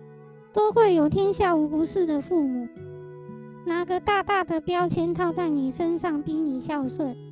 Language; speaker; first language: Chinese; native; Chinese